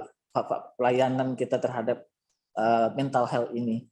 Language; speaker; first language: Indonesian; native; Indonesian